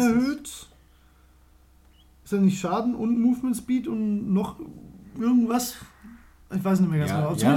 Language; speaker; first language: German; native; German